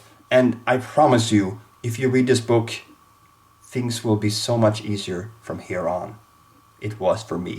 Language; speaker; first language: English; non-native, fluent; Swedish